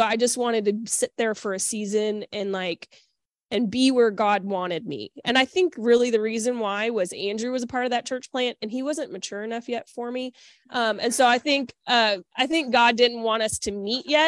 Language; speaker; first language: English; native; English